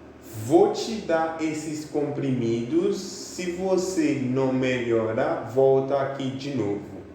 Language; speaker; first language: Portuguese; non-native, fluent; Haitian Creole